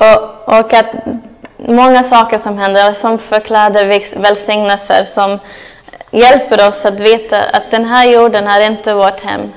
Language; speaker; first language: Swedish; non-native, fluent; English